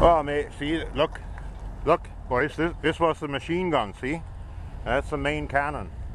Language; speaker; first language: English; non-native, fluent; German